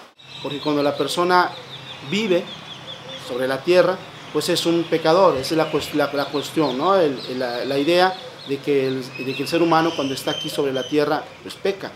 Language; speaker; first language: Spanish; native; Spanish